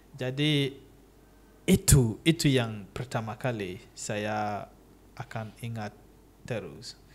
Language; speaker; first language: Indonesian; non-native, learner; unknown